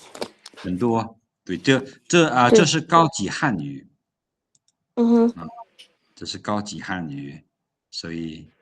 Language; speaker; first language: Chinese; non-native, fluent; Lao